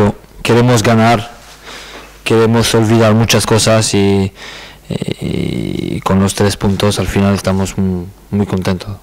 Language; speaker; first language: Spanish; non-native, learner; French